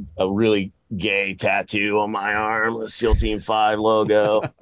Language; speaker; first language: English; native; English